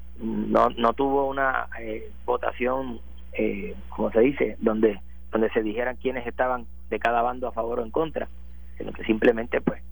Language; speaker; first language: Spanish; native; Spanish